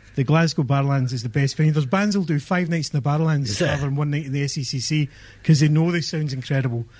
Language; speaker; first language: English; native; English